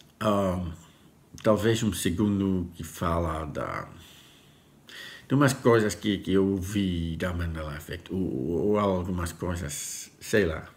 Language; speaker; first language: Portuguese; non-native, learner; Dutch